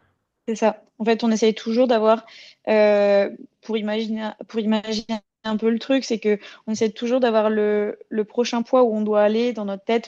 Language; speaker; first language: French; native; French